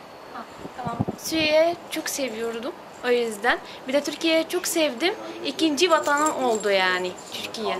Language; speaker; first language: Turkish; early bilingual, other home language; Arabic